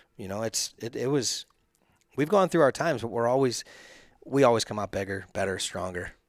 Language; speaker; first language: English; native; English